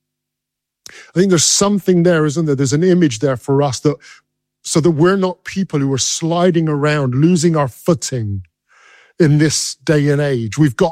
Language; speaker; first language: English; native; English